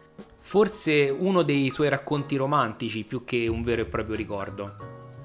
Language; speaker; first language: Italian; native; Italian